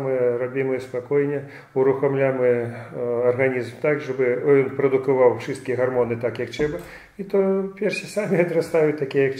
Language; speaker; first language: Polish; non-native, fluent; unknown